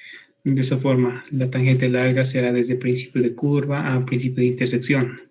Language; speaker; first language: Spanish; native; Spanish